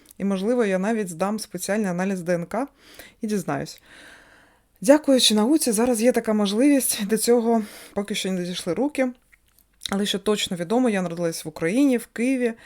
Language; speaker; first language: Ukrainian; non-native, local second language; Russian